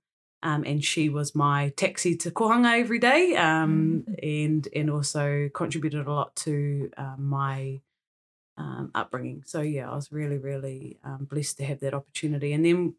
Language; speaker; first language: English; native; English